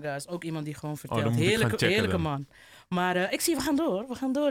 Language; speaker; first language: Dutch; native; Dutch